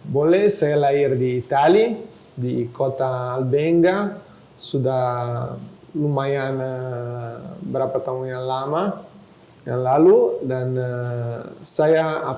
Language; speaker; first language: Indonesian; non-native, fluent; Italian